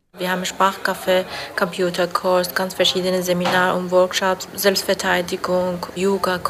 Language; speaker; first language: German; non-native, learner; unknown